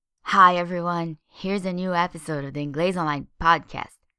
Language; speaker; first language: English; non-native, fluent; Portuguese